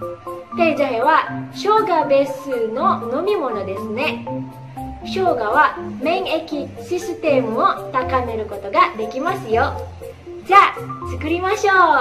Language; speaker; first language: Japanese; non-native, learner; Indonesian